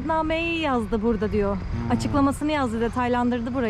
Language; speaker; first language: Turkish; native; Turkish